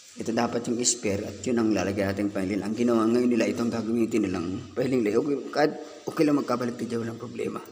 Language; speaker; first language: Filipino; non-native, local second language; Cebuano